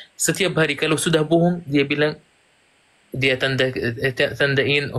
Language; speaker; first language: Indonesian; non-native, fluent; Arabic